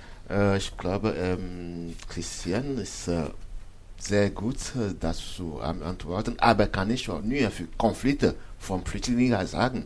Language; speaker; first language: German; non-native, learner; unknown